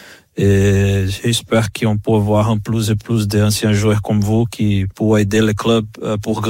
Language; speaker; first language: French; non-native, fluent; Portuguese